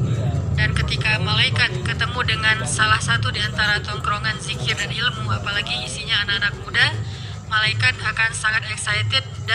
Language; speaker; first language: Indonesian; native; Indonesian